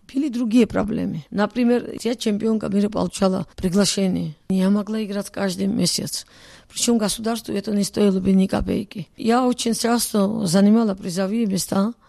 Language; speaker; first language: Russian; non-native, local second language; Georgian